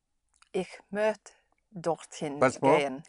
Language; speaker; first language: German; non-native, learner; English